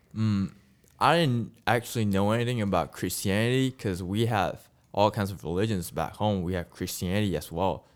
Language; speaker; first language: English; non-native, local second language; Chinese